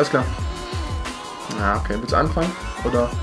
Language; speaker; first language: German; native; German